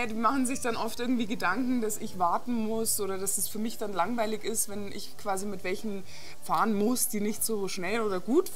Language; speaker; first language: German; native; German